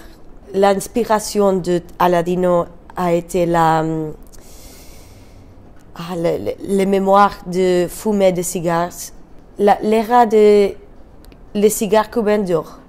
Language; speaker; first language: French; non-native, learner; Spanish